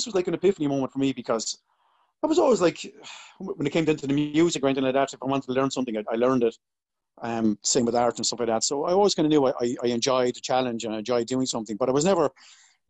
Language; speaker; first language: English; native; English